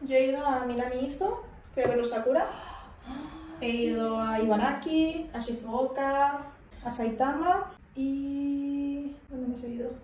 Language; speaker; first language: Spanish; native; Spanish